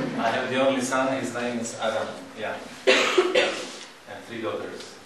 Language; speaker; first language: English; non-native, fluent; Slovak